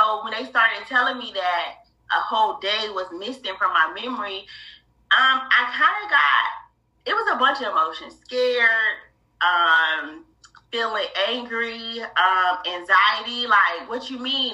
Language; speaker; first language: English; native; English